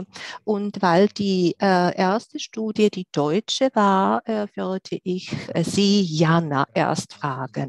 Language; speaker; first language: German; non-native, fluent; Czech